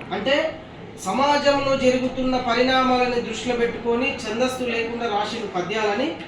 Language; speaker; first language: Telugu; native; Telugu